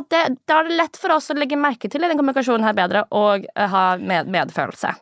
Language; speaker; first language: Norwegian; early bilingual, other home language; English